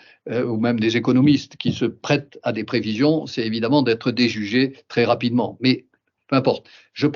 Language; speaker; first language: French; native; French